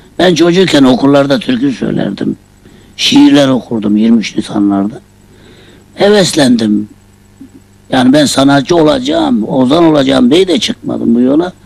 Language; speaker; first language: Turkish; native; Turkish